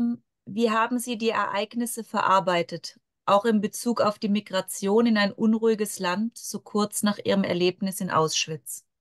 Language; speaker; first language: German; native; German